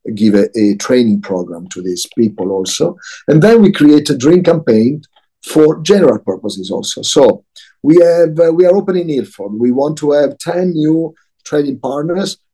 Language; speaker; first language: English; non-native, fluent; Italian